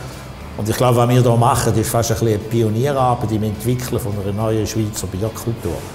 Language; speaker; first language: German; native; German